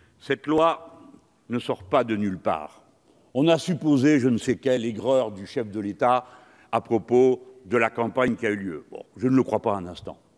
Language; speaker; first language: French; native; French